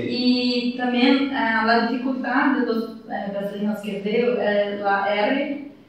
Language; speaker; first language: Spanish; non-native, learner; Portuguese